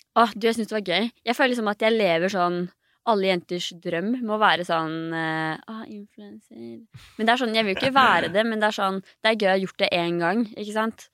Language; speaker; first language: Norwegian; native; Norwegian